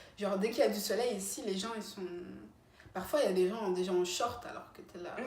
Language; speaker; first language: French; native; French